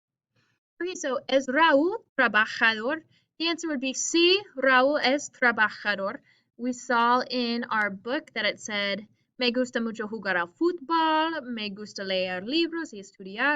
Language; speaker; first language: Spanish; non-native, fluent; English